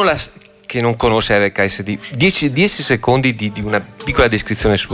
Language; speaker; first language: Italian; native; Italian